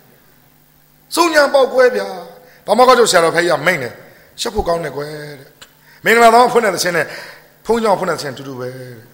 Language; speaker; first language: Burmese; native; Burmese